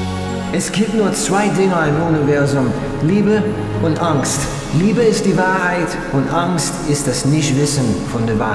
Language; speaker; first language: German; non-native, fluent; English